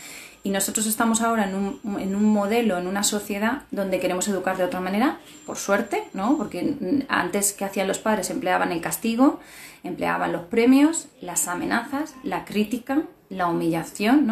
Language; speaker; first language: Spanish; native; Spanish